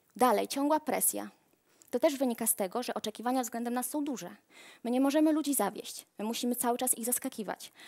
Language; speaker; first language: Polish; native; Polish